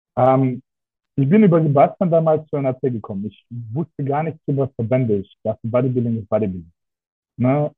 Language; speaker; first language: German; non-native, fluent; Russian